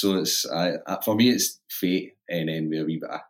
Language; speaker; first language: English; native; English